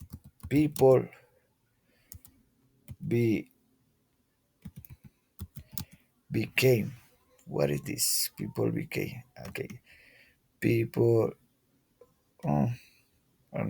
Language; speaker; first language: English; non-native, learner; Spanish